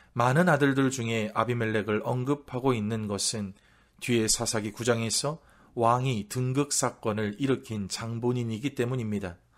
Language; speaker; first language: Korean; native; Korean